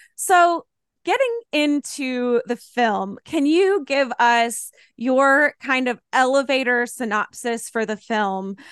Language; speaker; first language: English; native; English